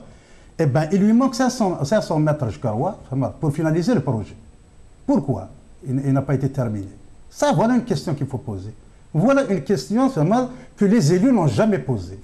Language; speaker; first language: French; non-native, local second language; Kabyle